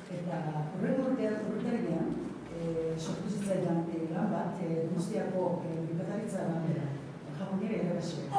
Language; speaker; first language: Basque; non-native, fluent; Japanese